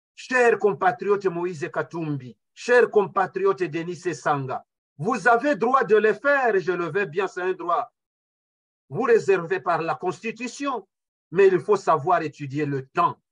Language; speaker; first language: French; non-native, local second language; Kinyarwanda